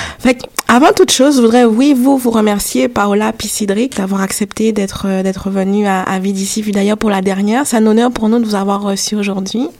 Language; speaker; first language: French; native; French